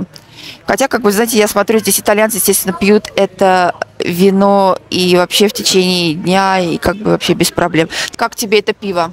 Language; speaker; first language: Russian; native; Russian